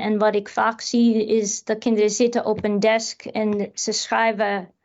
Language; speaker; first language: Dutch; non-native, fluent; English